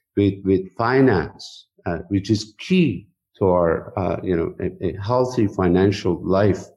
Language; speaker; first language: English; non-native, fluent; Persian